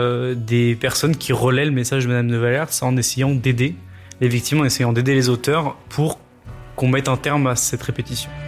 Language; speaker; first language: French; native; French